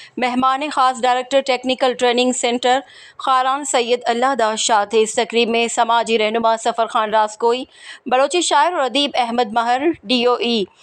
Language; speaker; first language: Urdu; non-native, local second language; Baluchi